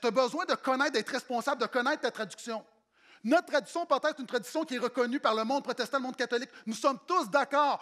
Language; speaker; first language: French; native; French